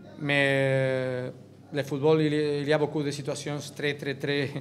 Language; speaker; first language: French; non-native, learner; Catalan